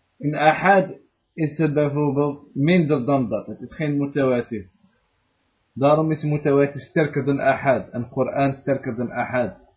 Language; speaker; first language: Dutch; early bilingual, other home language; Arabic